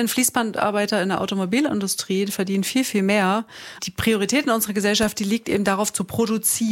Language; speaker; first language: German; native; German